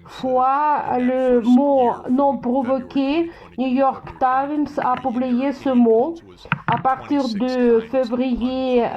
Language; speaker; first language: French; non-native, fluent; Russian